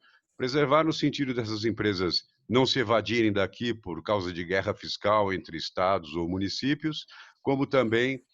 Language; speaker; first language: Portuguese; native; Portuguese